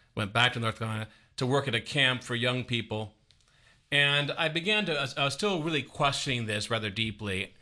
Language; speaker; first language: English; native; English